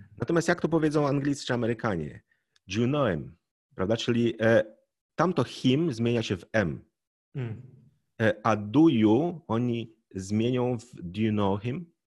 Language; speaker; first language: Polish; native; Polish